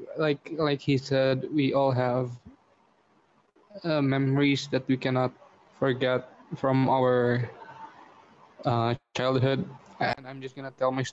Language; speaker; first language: English; non-native, learner; Indonesian